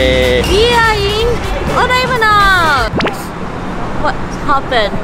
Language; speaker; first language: English; non-native, learner; Japanese